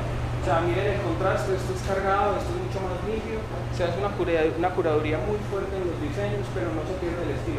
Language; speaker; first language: Spanish; native; Spanish